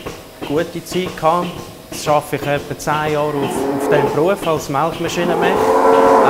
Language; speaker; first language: German; early bilingual, heritage; German